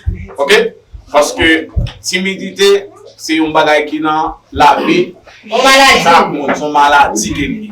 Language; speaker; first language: French; non-native, learner; Haitian Creole